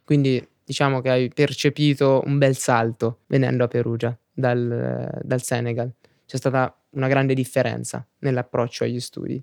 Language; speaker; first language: Italian; native; Italian